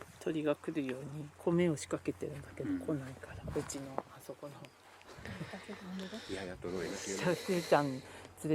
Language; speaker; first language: Japanese; native; Japanese